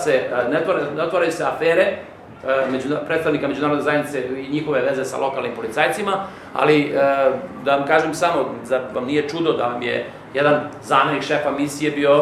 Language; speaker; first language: Serbian; native; Serbian